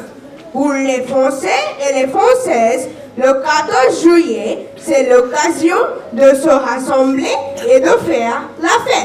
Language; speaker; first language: French; non-native, learner; Bangla